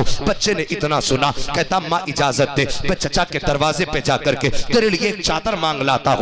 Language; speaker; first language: Urdu; native; Urdu